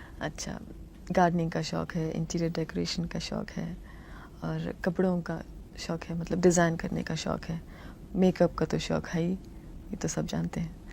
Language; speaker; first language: Hindi; non-native, local second language; Tamil